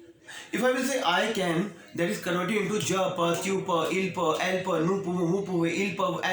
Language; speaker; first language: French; non-native, learner; Hindi